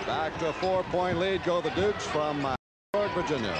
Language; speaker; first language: English; native; English